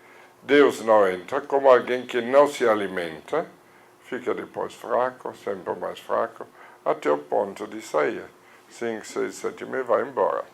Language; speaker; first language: Portuguese; non-native, fluent; German